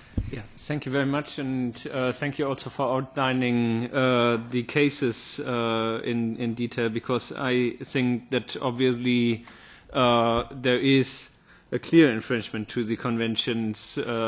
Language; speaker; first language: English; non-native, fluent; German